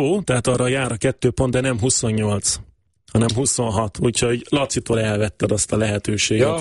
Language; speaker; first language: Hungarian; native; Hungarian